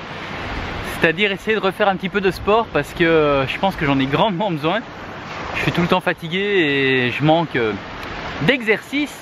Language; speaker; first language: French; native; French